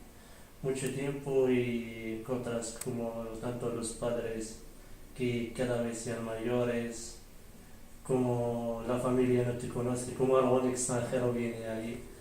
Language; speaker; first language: Spanish; non-native, learner; Arabic